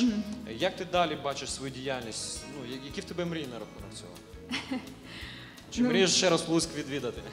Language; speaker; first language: Ukrainian; native; Ukrainian